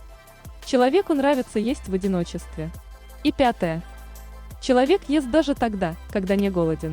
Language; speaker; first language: Russian; native; Russian